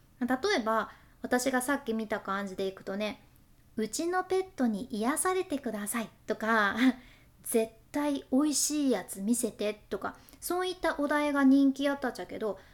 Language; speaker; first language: Japanese; native; Japanese